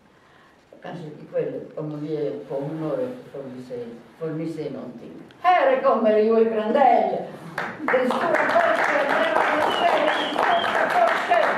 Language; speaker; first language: Swedish; non-native, fluent; Italian